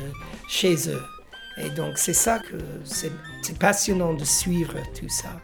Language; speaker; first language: French; non-native, fluent; English